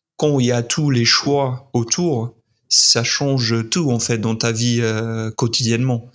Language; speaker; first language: French; non-native, fluent; English